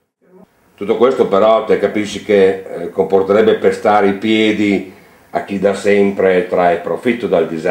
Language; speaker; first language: Italian; native; Italian